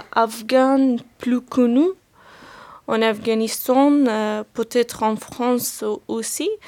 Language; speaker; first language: French; non-native, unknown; Persian